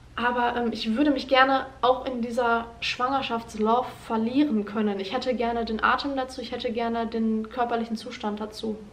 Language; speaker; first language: German; native; German